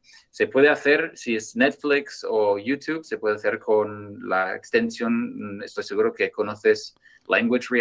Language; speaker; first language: Spanish; non-native, fluent; English